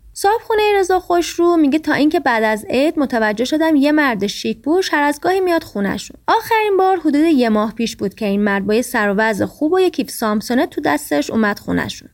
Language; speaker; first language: Persian; native; Persian